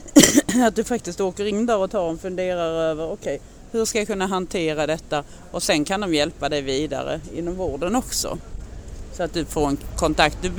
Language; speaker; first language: Swedish; native; Swedish